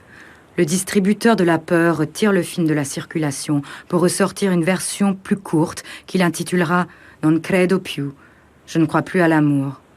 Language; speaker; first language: French; native; French